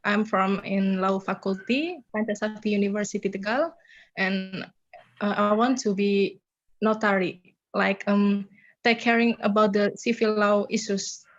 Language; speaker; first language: English; non-native, learner; Indonesian